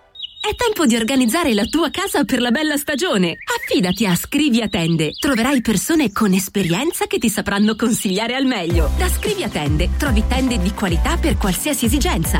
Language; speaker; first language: Italian; native; Italian